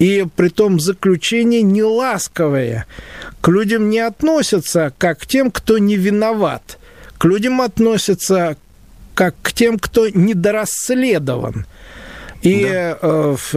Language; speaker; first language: Russian; native; Russian